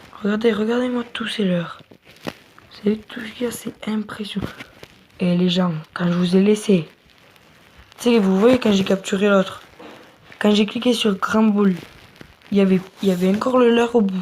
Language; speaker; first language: French; native; French